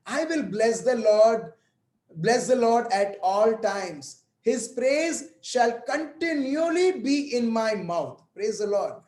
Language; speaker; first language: English; non-native, local second language; Hindi